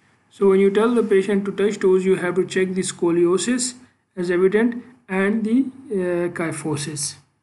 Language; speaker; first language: English; non-native, local second language; Urdu